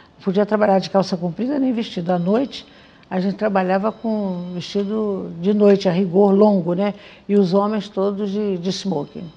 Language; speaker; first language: Portuguese; native; Portuguese